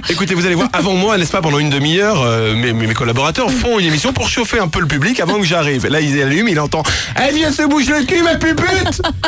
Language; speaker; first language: French; native; French